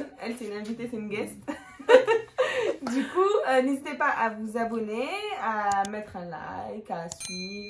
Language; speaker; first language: French; native; French